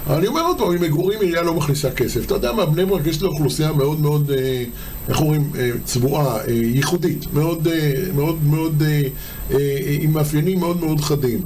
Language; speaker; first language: Hebrew; native; Hebrew